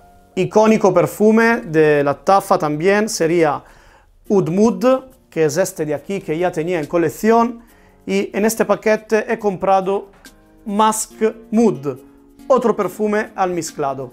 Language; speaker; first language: Spanish; non-native, fluent; Italian